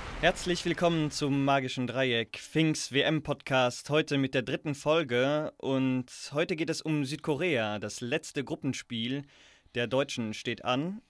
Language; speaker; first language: German; native; German